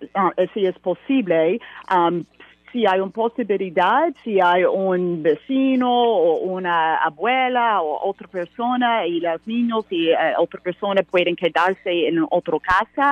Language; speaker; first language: Spanish; non-native, learner; English